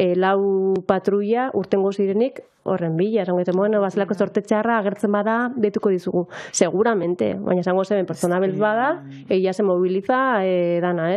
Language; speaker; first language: Basque; native; Basque